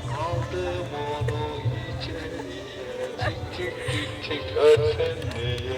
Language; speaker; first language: Turkish; native; Turkish